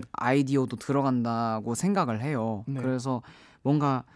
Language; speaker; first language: Korean; native; Korean